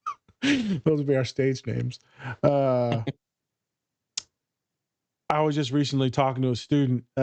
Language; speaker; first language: English; native; English